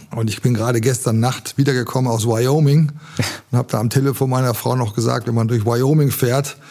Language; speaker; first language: German; native; German